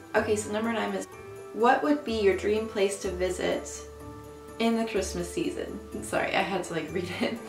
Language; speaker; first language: English; native; English